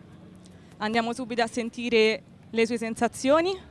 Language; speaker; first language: Italian; native; Italian